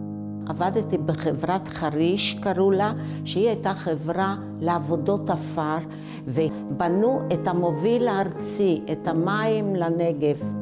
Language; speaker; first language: Hebrew; early bilingual, other home language; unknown